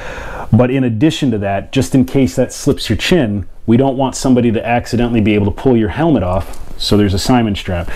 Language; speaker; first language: English; native; English